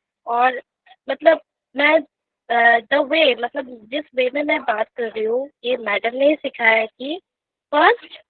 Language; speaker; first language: Hindi; non-native, local second language; Bangla